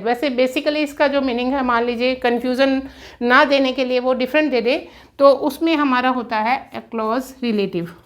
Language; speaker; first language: Hindi; native; Hindi